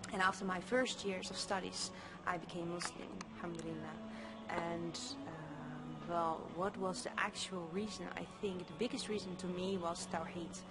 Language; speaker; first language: English; non-native, fluent; Dutch